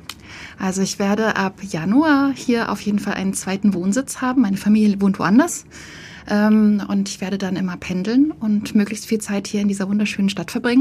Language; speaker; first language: German; native; German